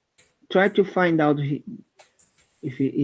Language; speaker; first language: English; non-native, fluent; Portuguese